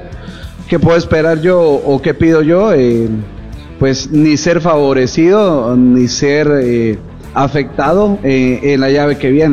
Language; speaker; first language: Spanish; native; Spanish